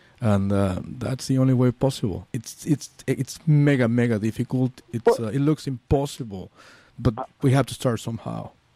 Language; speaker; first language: English; non-native, fluent; Spanish